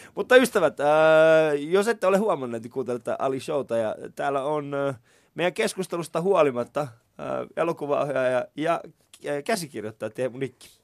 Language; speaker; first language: Finnish; early bilingual, other home language; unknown